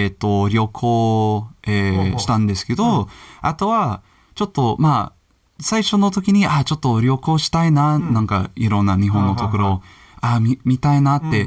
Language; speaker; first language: Japanese; non-native, learner; English